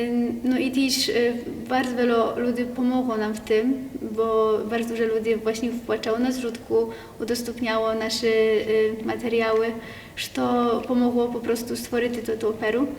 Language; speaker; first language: Polish; non-native, local second language; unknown